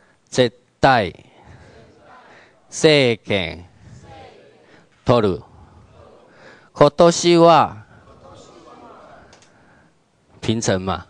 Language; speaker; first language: Japanese; non-native, fluent; Chinese